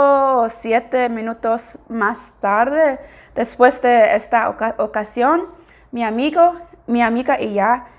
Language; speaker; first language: Spanish; non-native, fluent; English